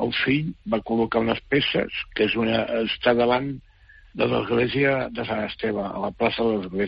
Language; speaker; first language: Catalan; native; Catalan